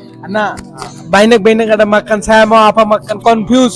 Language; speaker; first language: Indonesian; non-native, learner; Bangla